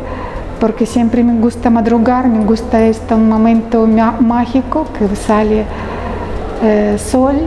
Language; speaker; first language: Spanish; non-native, learner; Russian